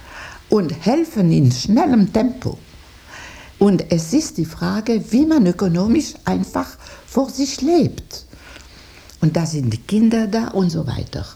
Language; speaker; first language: German; non-native, local second language; French